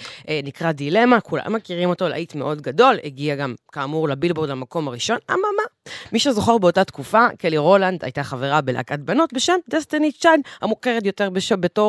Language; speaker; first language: Hebrew; native; Hebrew